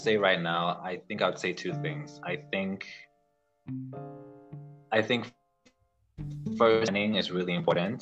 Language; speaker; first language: English; non-native, local second language; Ganda